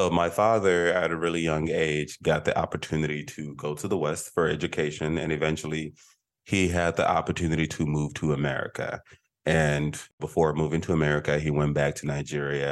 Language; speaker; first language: English; non-native, local second language; Igbo